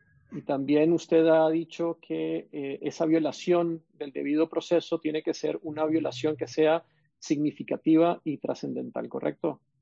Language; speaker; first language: Spanish; native; Spanish